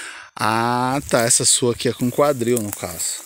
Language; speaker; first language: Portuguese; native; Portuguese